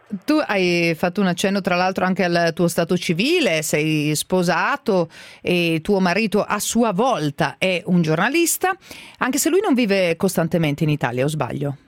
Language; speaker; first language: Italian; native; Italian